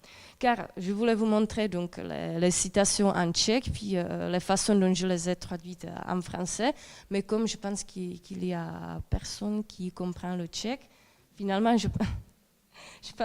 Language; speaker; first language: French; non-native, fluent; Czech